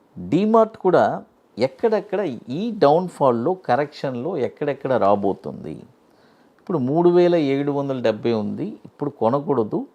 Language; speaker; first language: Telugu; native; Telugu